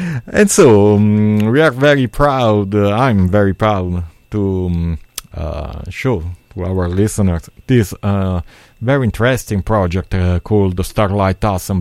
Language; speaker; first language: English; non-native, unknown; Italian